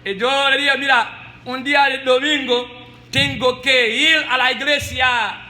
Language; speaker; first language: Spanish; non-native, learner; Haitian Creole